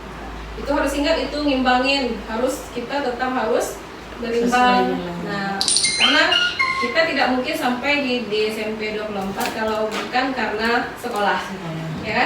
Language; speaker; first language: Indonesian; non-native, local second language; Minangkabau